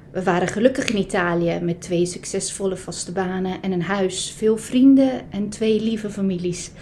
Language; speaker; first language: Dutch; early bilingual, other home language; Italian